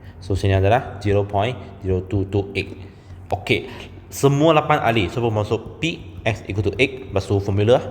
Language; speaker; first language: Malay; non-native, local second language; Chinese